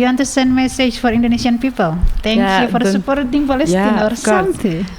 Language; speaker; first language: English; non-native, learner; Indonesian